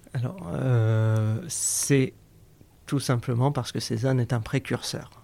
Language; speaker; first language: French; native; French